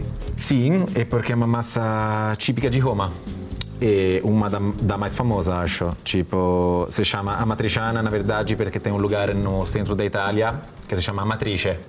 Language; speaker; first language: Portuguese; non-native, fluent; Italian